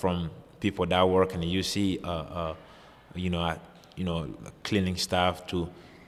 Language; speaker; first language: English; non-native, fluent; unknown